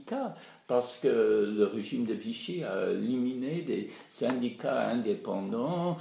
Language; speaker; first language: French; non-native, fluent; English